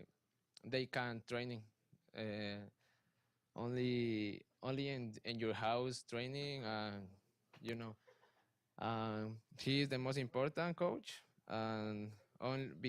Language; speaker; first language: English; non-native, learner; Spanish